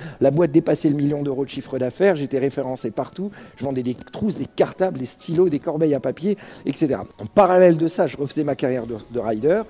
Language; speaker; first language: French; early bilingual, other home language; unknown